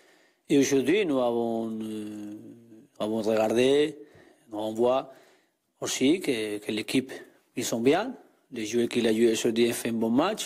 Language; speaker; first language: French; non-native, learner; Spanish